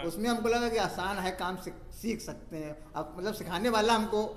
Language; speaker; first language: Hindi; native; Hindi